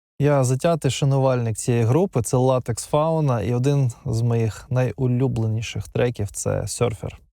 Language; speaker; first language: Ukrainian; non-native, local second language; Russian